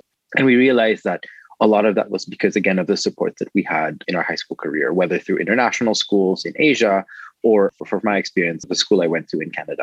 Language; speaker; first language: English; non-native, local second language; Filipino